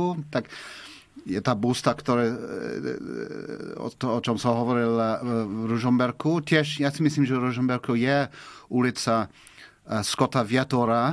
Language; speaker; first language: Slovak; non-native, fluent; English